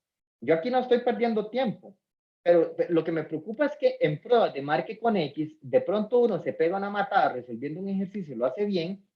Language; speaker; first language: Spanish; native; Spanish